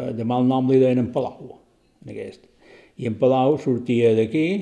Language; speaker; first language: Catalan; native; Catalan